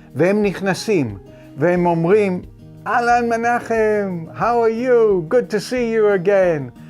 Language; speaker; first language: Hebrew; non-native, fluent; English